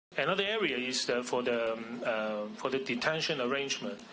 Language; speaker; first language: English; non-native, local second language; Cantonese